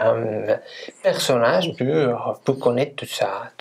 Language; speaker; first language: French; non-native, fluent; Spanish